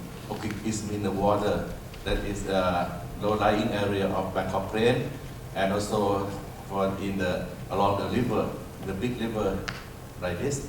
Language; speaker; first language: English; non-native, learner; Thai